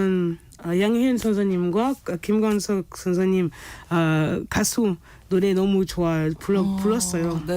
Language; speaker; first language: Korean; non-native, fluent; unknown